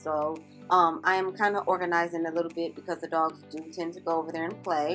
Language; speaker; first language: English; native; English